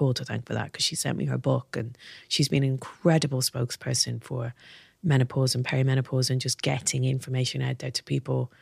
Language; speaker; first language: English; native; English